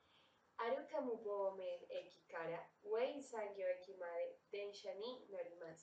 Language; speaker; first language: Japanese; non-native, learner; Spanish